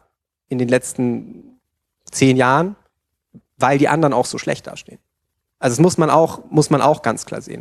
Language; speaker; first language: German; native; German